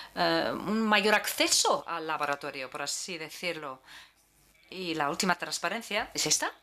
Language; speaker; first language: Spanish; native; Spanish